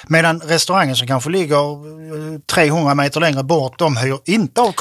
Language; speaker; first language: Swedish; native; Swedish